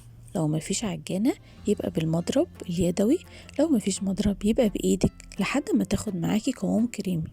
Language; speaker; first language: Arabic; native; Arabic